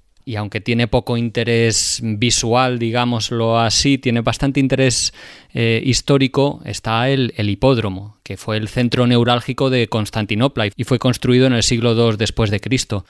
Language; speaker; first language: Spanish; native; Spanish